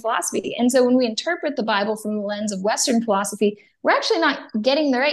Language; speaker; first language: English; native; English